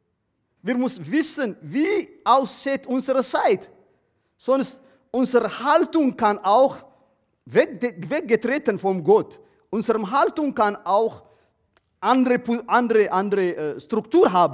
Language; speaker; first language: German; non-native, learner; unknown